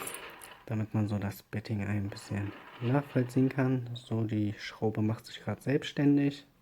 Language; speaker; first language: German; native; German